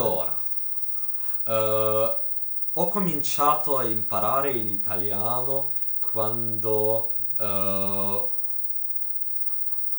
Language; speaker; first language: Italian; non-native, learner; Ukrainian